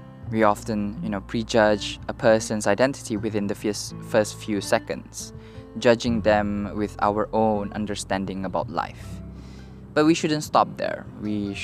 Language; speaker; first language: English; non-native, local second language; Malay